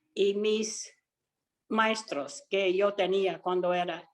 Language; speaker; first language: Spanish; early bilingual, other home language; Italian